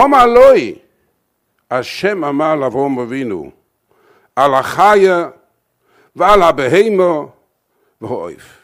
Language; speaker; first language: Hebrew; non-native, fluent; English